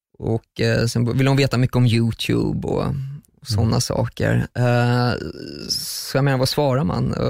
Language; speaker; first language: Swedish; early bilingual, other home language; German